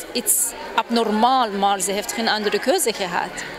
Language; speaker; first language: Dutch; non-native, fluent; Persian